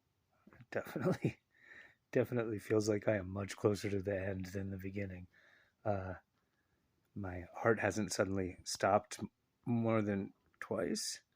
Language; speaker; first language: English; native; English